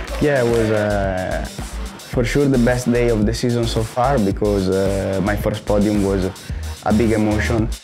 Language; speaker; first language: English; non-native, fluent; Italian